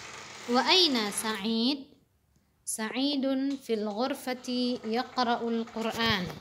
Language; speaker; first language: Arabic; non-native, fluent; Indonesian